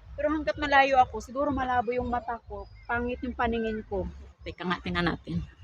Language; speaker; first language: Filipino; native; Filipino